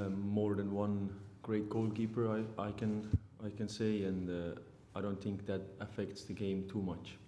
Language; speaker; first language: English; non-native, fluent; Estonian